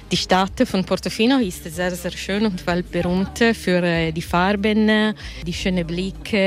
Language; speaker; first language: German; non-native, learner; Italian